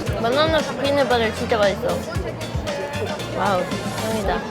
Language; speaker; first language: Korean; non-native, fluent; Dutch